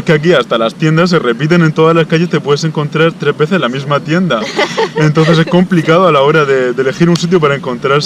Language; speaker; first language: Spanish; native; Spanish